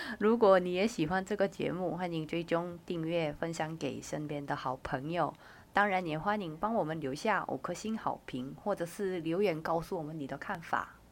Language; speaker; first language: Chinese; non-native, fluent; Korean